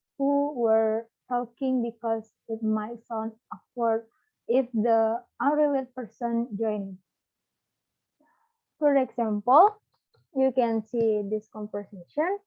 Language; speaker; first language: English; non-native, learner; Balinese